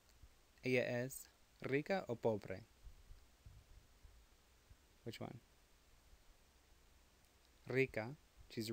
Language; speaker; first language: Spanish; non-native, fluent; English